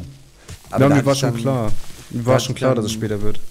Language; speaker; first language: German; native; German